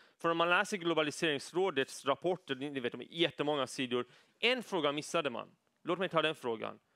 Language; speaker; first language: Swedish; early bilingual, other home language; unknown